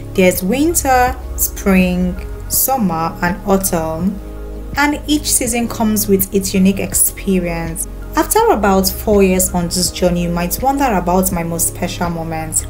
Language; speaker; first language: English; non-native, local second language; Yoruba